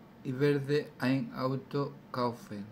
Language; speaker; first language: German; non-native, learner; Spanish